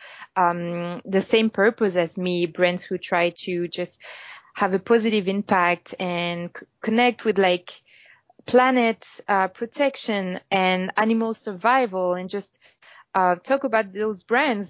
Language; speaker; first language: English; non-native, fluent; French